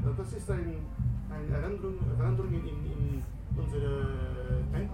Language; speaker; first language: German; non-native, learner; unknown